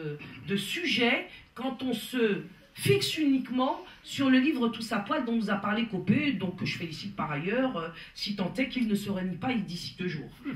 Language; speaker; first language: French; native; French